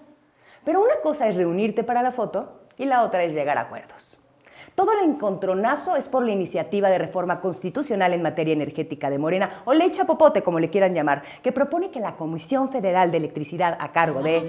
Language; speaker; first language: Spanish; native; Spanish